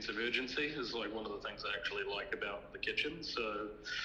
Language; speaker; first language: English; native; English